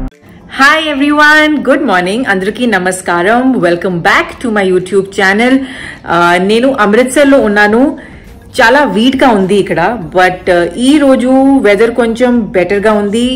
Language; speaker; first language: Telugu; non-native, learner; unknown